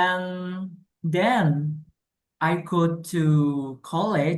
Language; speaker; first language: English; non-native, learner; Indonesian